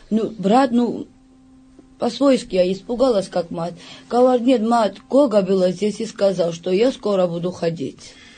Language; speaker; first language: Russian; non-native, fluent; Georgian